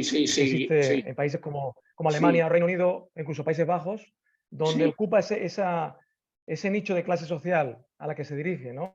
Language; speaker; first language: Spanish; native; Spanish